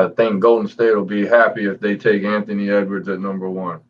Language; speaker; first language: English; native; English